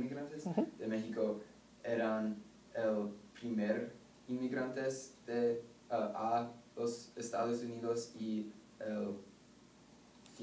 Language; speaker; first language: Spanish; non-native, learner; English